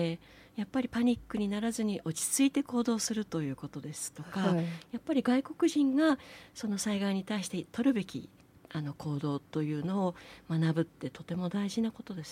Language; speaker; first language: Japanese; native; Japanese